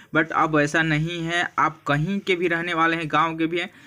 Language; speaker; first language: Hindi; native; Hindi